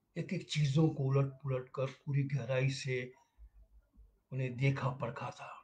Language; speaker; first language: Hindi; native; Hindi